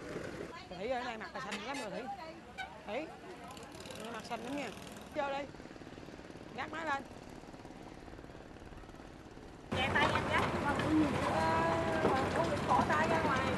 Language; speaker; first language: Vietnamese; native; Vietnamese